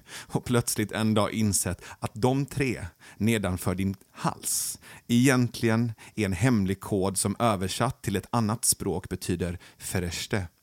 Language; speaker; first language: Swedish; early bilingual, other home language; Persian